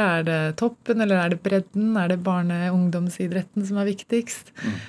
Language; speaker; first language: Norwegian; native; Norwegian